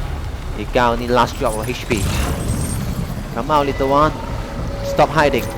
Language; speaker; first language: English; non-native, learner; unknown